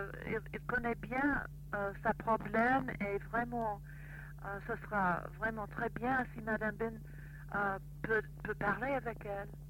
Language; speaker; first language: French; non-native, fluent; English